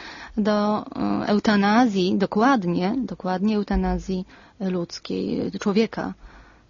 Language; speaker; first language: Polish; native; Polish